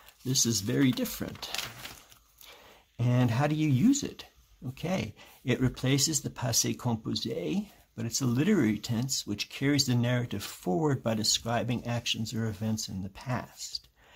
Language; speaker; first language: English; native; English